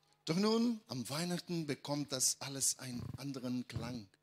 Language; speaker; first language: German; non-native, fluent; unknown